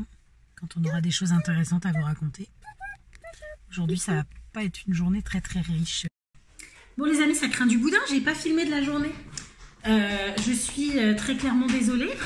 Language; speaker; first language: French; native; French